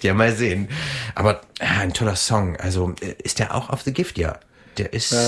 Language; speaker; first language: German; native; German